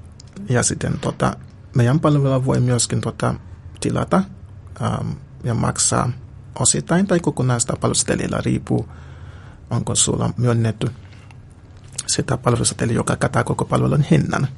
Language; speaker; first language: Finnish; non-native, fluent; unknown